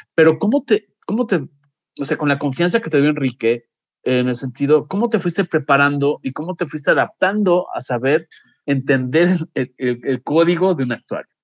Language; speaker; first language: Spanish; native; Spanish